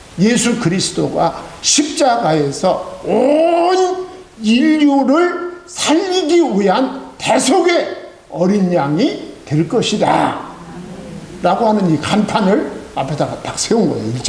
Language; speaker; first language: Korean; native; Korean